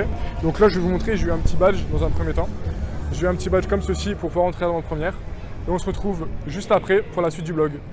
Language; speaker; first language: French; native; French